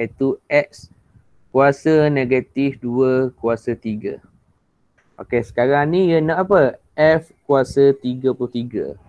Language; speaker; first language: Malay; native; Malay